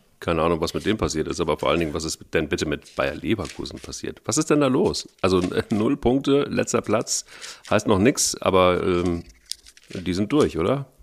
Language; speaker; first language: German; native; German